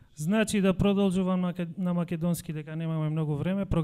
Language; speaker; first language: Macedonian; non-native, local second language; Albanian